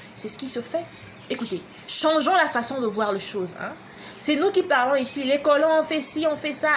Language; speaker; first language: French; non-native, local second language; Lingala